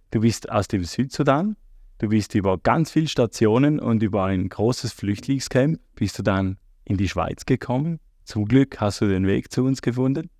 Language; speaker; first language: German; native; German